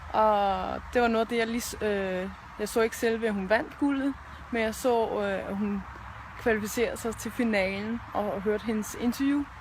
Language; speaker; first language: Danish; native; Danish